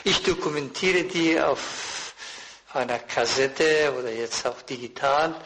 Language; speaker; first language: German; non-native, fluent; Persian